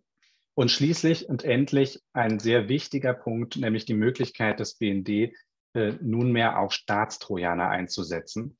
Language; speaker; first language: German; native; German